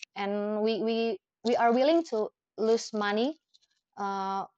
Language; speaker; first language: English; non-native, fluent; Indonesian